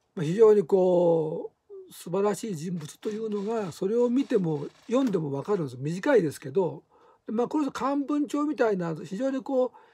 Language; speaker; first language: Japanese; native; Japanese